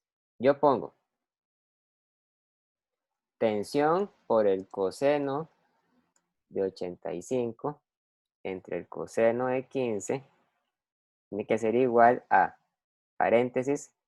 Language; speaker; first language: Spanish; native; Spanish